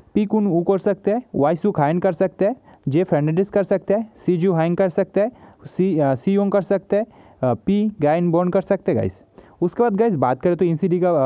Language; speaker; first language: Hindi; native; Hindi